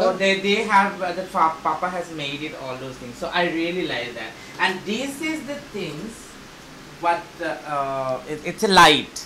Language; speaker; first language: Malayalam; non-native, learner; Assamese